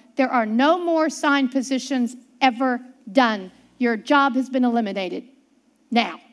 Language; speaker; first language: English; native; English